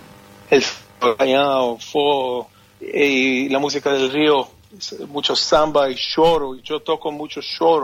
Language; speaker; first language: Spanish; non-native, fluent; Hebrew